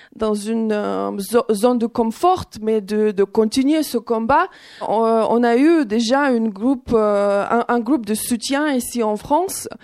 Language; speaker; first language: French; non-native, fluent; Ukrainian